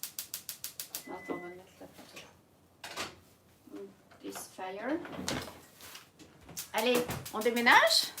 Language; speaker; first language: French; native; French